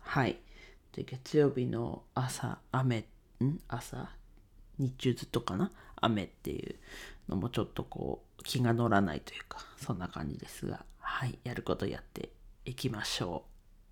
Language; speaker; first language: Japanese; native; Japanese